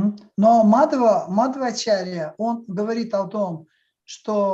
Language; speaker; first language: Russian; native; Russian